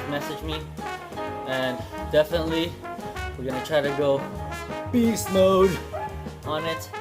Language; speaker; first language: English; native; English